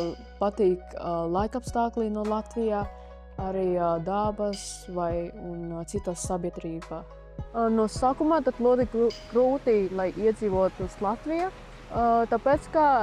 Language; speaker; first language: Latvian; early bilingual, other home language; Vietnamese